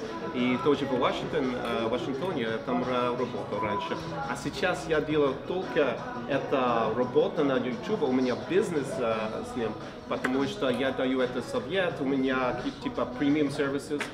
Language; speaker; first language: Russian; non-native, learner; English